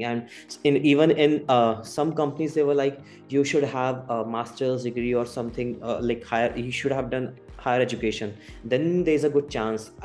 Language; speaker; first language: English; non-native, local second language; Hindi